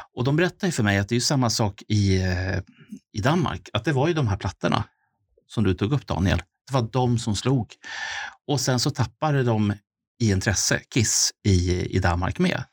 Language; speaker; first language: Swedish; native; Swedish